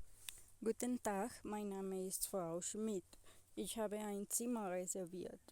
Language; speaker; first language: German; non-native, learner; Spanish